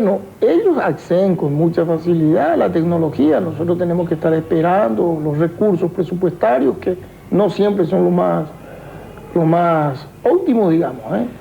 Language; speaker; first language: Spanish; native; Spanish